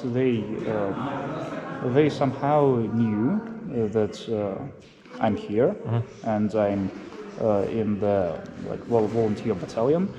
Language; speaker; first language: English; non-native, fluent; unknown